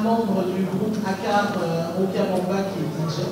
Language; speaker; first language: French; native; French